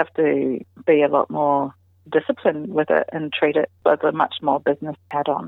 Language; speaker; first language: English; native; English